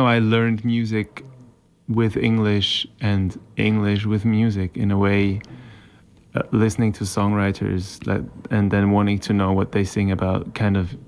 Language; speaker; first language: English; non-native, fluent; Swiss German